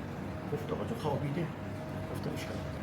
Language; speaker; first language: Persian; non-native, local second language; Azerbaijani